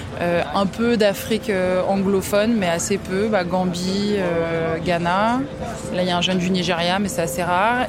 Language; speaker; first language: French; native; French